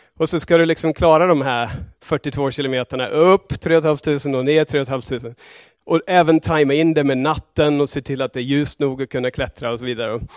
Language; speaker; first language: Swedish; non-native, fluent; English